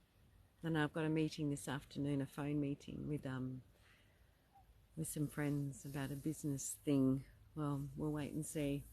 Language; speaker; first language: English; native; English